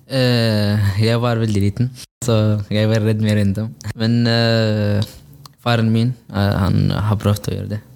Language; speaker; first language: Norwegian; non-native, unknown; Arabic